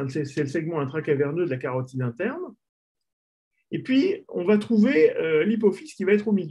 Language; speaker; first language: French; native; French